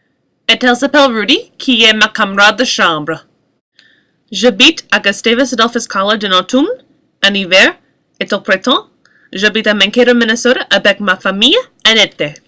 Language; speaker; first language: French; non-native, learner; English